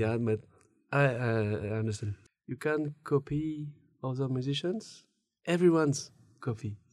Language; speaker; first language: English; non-native, learner; French